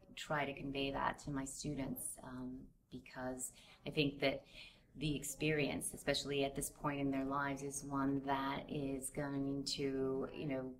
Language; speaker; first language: English; native; English